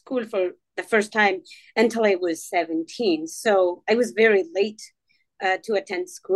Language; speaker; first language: English; non-native, fluent; Arabic